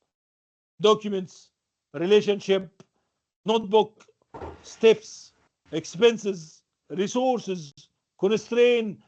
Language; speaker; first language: English; non-native, fluent; Arabic